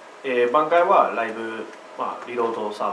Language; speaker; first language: Japanese; non-native, learner; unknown